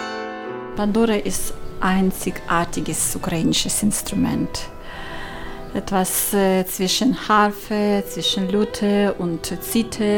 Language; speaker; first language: German; non-native, learner; Ukrainian